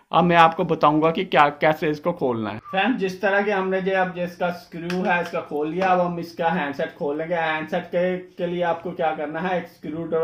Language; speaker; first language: Hindi; non-native, local second language; Dogri